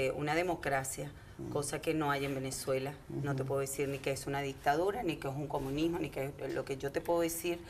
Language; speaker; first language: Spanish; native; Spanish